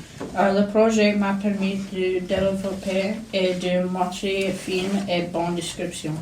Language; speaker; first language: French; non-native, learner; English